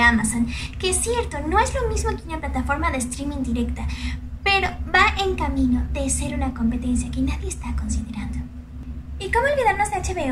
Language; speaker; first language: Spanish; native; Spanish